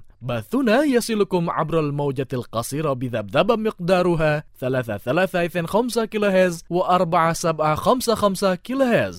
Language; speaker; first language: Arabic; non-native, fluent; Indonesian